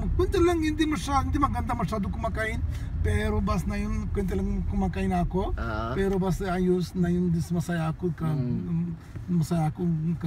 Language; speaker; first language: Filipino; non-native, learner; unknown